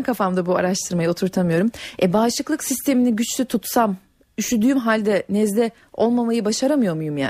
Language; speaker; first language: Turkish; native; Turkish